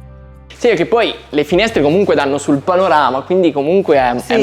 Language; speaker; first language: Italian; native; Italian